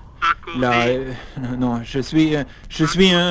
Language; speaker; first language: French; non-native, learner; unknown